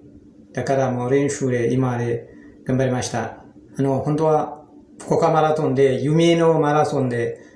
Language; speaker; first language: Japanese; non-native, learner; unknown